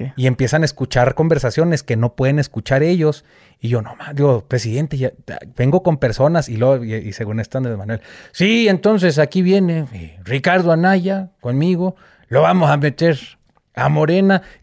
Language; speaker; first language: Spanish; native; Spanish